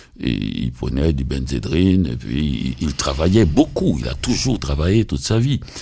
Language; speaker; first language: French; non-native, local second language; Haitian Creole